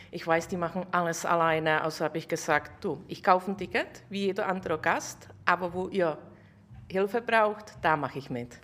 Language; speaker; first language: German; non-native, fluent; Czech